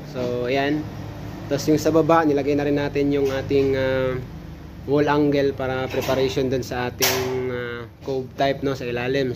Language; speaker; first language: Filipino; non-native, local second language; Cebuano